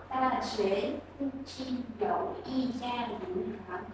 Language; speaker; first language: Chinese; non-native, learner; Vietnamese